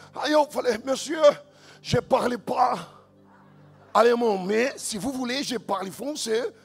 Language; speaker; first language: French; non-native, fluent; Portuguese